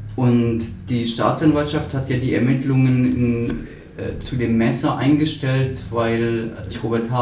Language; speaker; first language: German; native; German